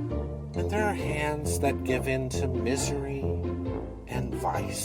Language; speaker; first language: English; native; English